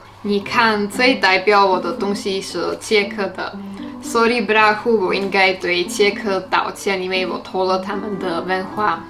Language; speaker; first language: Chinese; non-native, fluent; Slovak